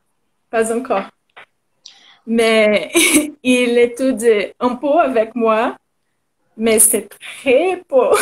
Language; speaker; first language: French; non-native, learner; Portuguese